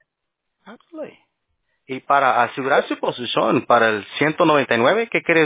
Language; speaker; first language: Spanish; early bilingual, heritage; Spanish